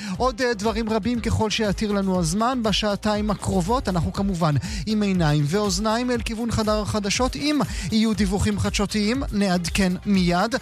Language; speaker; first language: Hebrew; native; Hebrew